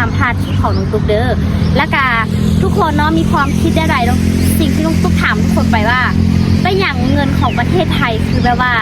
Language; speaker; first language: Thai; non-native, learner; Lao